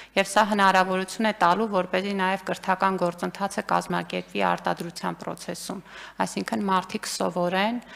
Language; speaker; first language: Armenian; native; Armenian